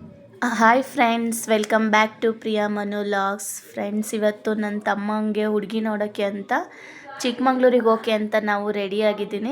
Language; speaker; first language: Kannada; native; Kannada